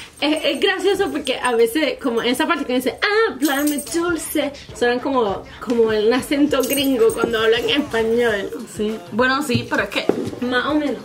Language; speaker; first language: Spanish; early bilingual, heritage; Spanish